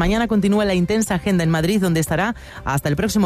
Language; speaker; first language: Spanish; native; Spanish